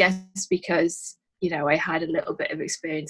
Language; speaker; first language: English; native; English